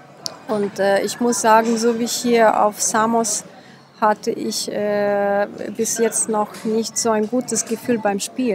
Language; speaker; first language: German; non-native, fluent; Russian